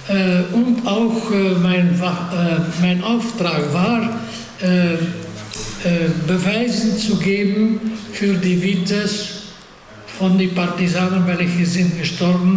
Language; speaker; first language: German; non-native, fluent; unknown